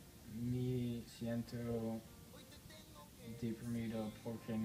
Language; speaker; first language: Spanish; non-native, learner; English